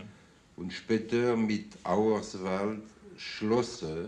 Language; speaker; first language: German; non-native, fluent; French